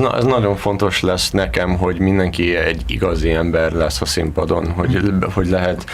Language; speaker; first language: Hungarian; non-native, learner; English